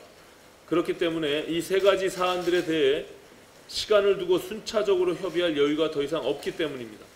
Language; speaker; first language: Korean; native; Korean